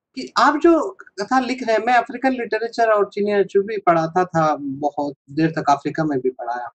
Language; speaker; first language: Hindi; non-native, local second language; Assamese